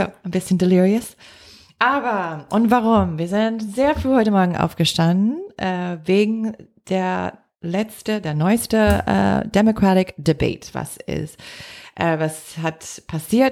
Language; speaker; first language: German; non-native, fluent; English